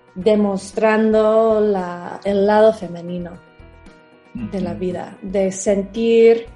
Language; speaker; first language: Spanish; non-native, fluent; English